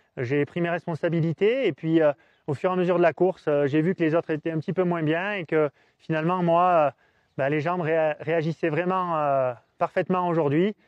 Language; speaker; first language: French; native; French